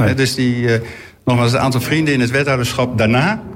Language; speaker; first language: Dutch; native; Dutch